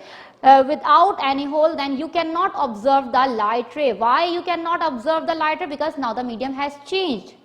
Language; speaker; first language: English; non-native, local second language; Urdu